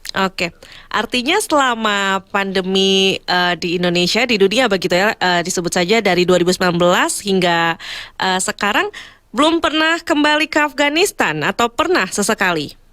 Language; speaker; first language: Indonesian; native; Indonesian